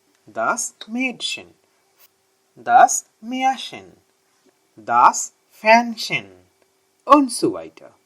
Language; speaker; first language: German; non-native, learner; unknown